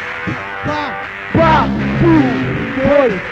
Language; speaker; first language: Portuguese; native; Portuguese